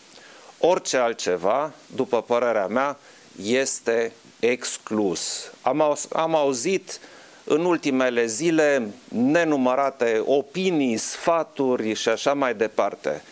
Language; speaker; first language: Romanian; non-native, local second language; German